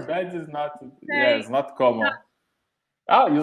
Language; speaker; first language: English; non-native, learner; Portuguese